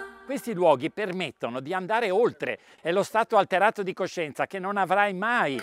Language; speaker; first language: Italian; native; Italian